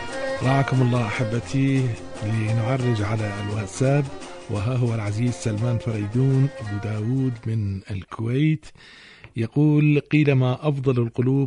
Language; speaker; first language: Arabic; native; Arabic